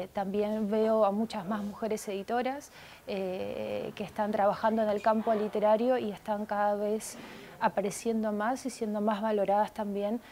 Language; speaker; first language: Spanish; early bilingual, other home language; Russian